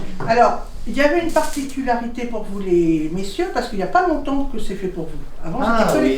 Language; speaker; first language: French; native; French